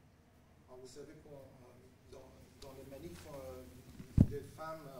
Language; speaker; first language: French; non-native, fluent; Persian